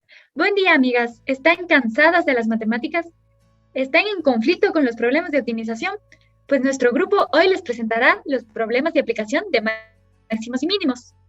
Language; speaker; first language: Spanish; native; Spanish